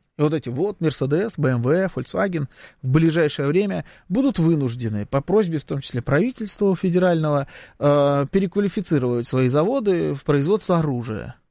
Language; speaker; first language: Russian; native; Russian